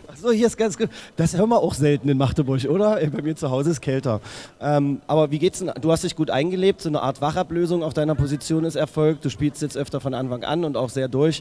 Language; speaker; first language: German; native; German